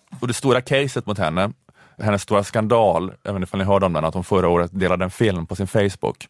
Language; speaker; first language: Swedish; native; Swedish